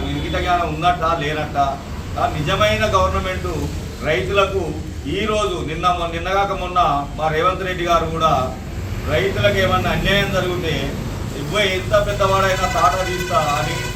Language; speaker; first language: Telugu; native; Telugu